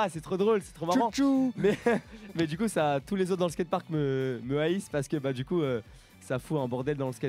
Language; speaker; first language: French; native; French